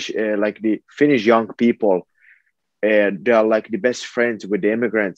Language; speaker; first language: English; non-native, fluent; Finnish